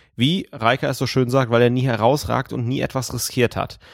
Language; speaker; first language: German; native; German